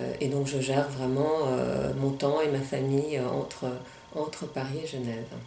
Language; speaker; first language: French; non-native, local second language; German